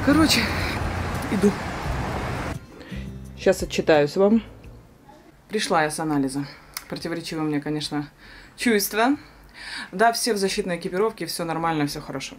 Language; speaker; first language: Russian; native; Russian